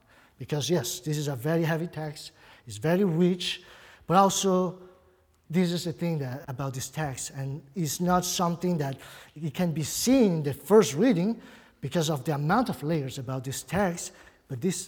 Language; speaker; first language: English; non-native, fluent; Portuguese